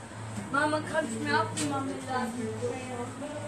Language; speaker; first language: German; early bilingual, other home language; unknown